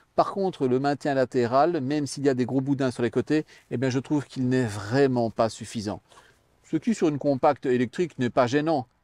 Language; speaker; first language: French; native; French